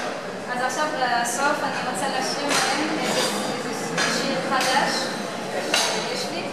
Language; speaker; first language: Hebrew; non-native, learner; French